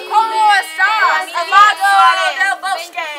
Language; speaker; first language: Spanish; non-native, learner; English